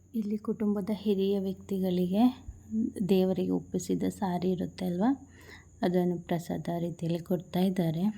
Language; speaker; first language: Kannada; non-native, local second language; Tulu